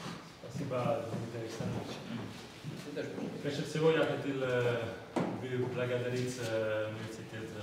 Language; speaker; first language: Russian; non-native, learner; Italian